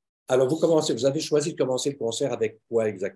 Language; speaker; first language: French; native; French